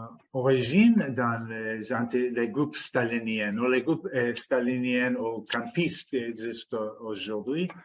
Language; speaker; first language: French; non-native, fluent; English